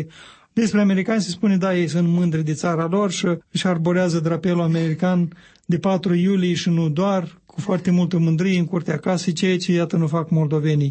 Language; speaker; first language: Romanian; native; Romanian